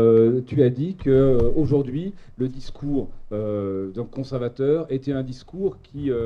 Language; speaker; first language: French; native; French